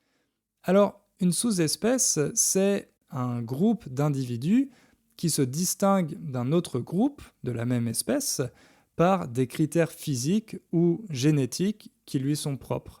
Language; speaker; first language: French; native; French